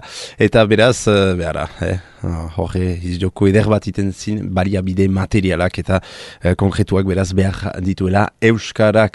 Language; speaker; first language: Basque; native; Basque